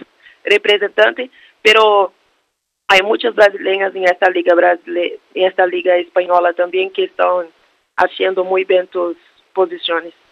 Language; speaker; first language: Spanish; non-native, learner; Portuguese